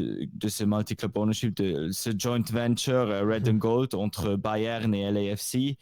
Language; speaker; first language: French; non-native, local second language; Swiss German